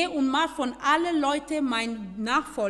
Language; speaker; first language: German; non-native, fluent; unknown